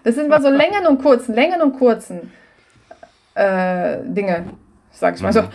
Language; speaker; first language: German; non-native, fluent; Russian